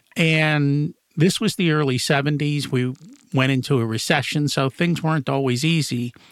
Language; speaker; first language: English; native; English